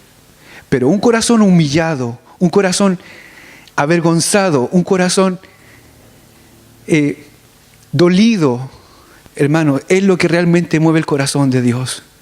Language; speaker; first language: Spanish; native; Spanish